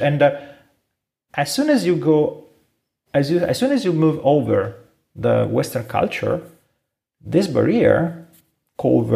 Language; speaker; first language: English; non-native, fluent; Italian